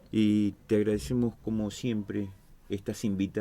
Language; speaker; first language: Spanish; native; Spanish